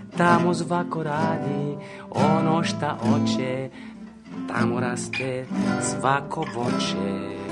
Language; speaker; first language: Serbian; non-native, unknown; Italian